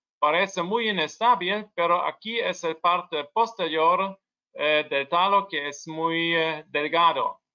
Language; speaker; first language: Spanish; non-native, learner; German